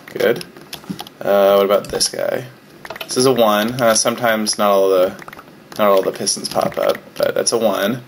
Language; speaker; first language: English; native; English